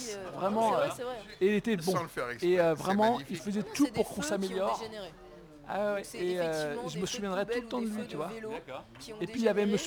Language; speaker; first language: French; native; French